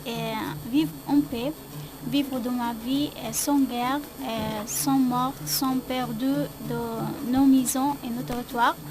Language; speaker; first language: French; non-native, learner; Arabic